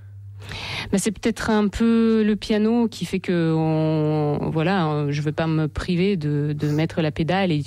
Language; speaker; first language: French; non-native, fluent; Russian